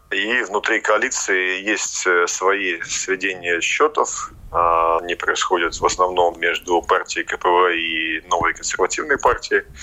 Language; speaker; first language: Russian; non-native, local second language; Latvian